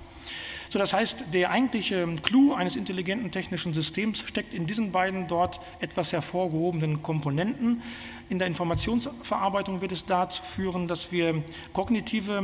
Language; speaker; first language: German; native; German